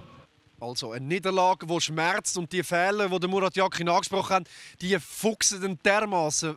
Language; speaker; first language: German; native; German